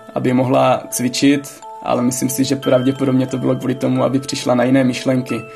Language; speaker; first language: Czech; native; Czech